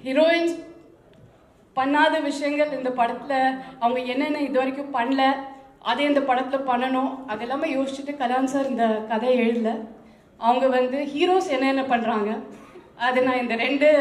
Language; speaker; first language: Tamil; non-native, fluent; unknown